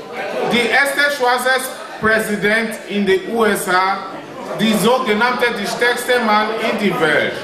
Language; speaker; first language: German; non-native, learner; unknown